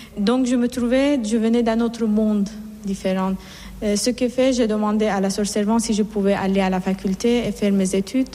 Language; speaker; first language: French; non-native, fluent; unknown